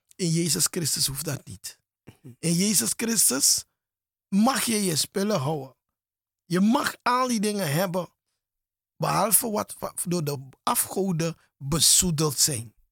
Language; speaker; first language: Dutch; native; Dutch